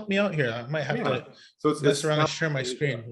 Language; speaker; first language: English; native; English